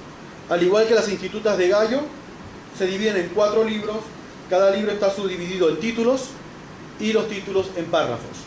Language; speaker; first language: Spanish; native; Spanish